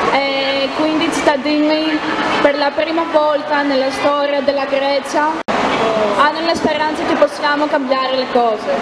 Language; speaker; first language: Italian; non-native, learner; Greek